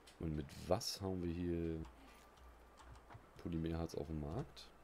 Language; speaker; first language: German; native; German